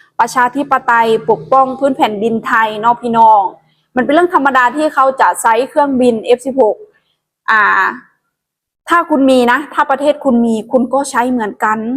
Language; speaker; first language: Thai; non-native, local second language; Northeastern Thai